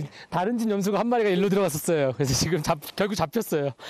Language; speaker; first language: Korean; native; Korean